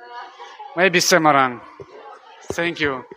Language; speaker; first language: English; non-native, fluent; Russian